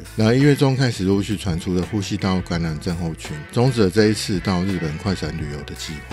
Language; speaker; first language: Chinese; native; Chinese